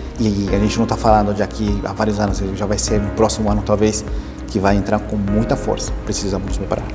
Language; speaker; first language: Portuguese; early bilingual, other home language; Spanish